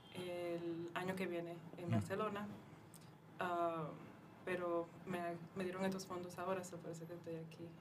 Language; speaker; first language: Spanish; early bilingual, heritage; Spanish